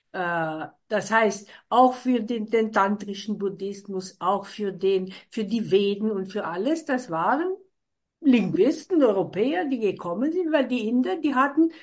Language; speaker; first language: German; non-native, fluent; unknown